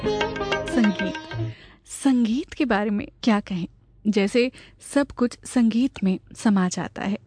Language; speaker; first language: Hindi; native; Hindi